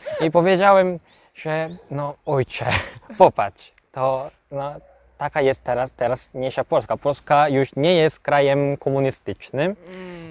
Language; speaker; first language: Polish; non-native, learner; Korean